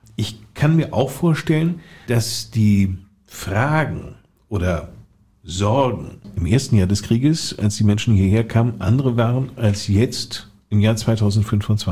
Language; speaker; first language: German; native; German